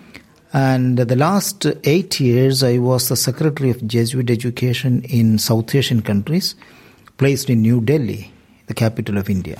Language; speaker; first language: English; non-native, local second language; Malayalam